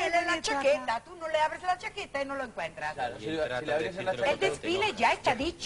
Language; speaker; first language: Spanish; native; Spanish